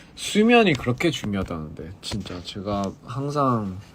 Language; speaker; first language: Korean; early bilingual, other home language; English